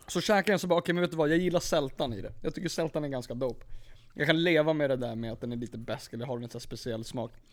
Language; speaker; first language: Swedish; early bilingual, other home language; Kurdish